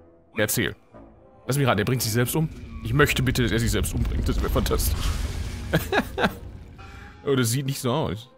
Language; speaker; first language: German; native; German